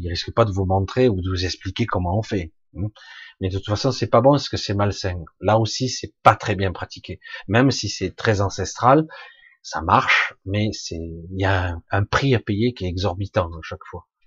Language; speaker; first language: French; native; French